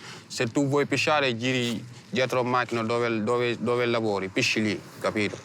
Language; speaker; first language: Italian; non-native, learner; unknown